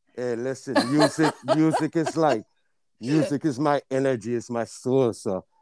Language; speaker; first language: English; non-native, local second language; Jamaican Creole English